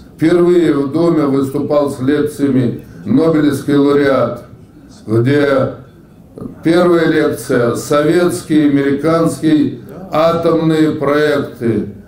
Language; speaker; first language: Russian; native; Russian